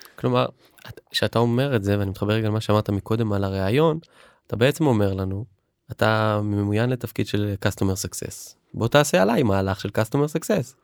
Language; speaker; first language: Hebrew; native; Hebrew